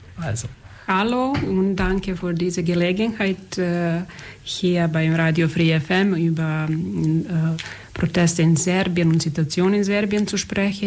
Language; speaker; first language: German; non-native, fluent; Serbian